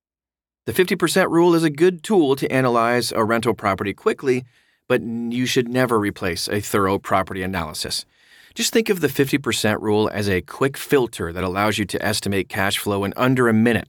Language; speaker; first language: English; native; English